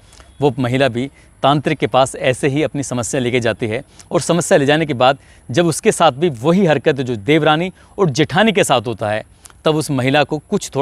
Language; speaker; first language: Hindi; native; Hindi